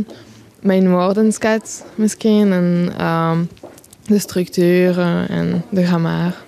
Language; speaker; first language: Dutch; non-native, local second language; French